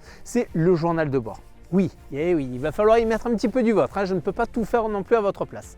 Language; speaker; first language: French; native; French